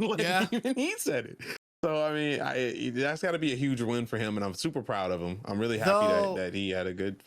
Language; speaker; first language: English; native; English